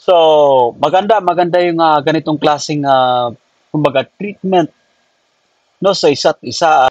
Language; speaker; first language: Filipino; native; Filipino